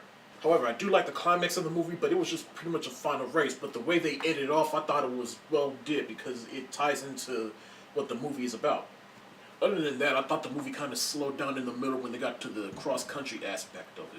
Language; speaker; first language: English; native; English